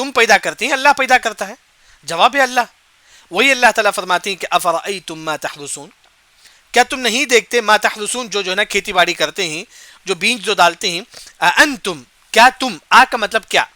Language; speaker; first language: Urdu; non-native, local second language; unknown